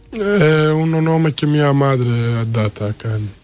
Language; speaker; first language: Italian; non-native, learner; Serbian